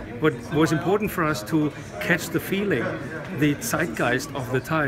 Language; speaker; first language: English; non-native, fluent; German